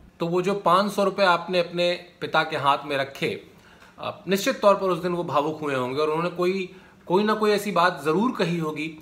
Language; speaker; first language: Hindi; native; Hindi